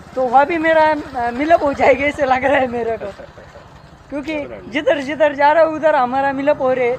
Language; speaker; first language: Hindi; non-native, local second language; Marathi